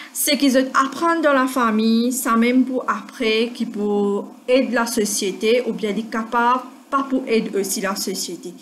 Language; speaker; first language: French; non-native, local second language; Morisyen